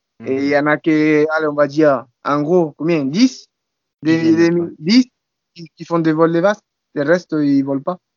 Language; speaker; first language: French; non-native, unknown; Spanish